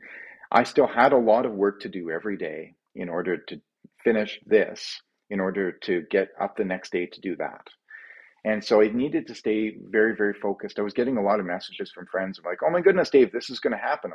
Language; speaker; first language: English; native; English